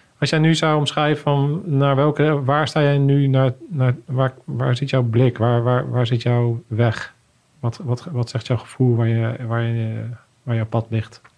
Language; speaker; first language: Dutch; native; Dutch